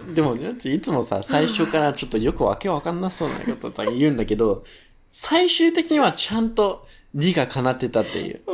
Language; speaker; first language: Japanese; non-native, fluent; English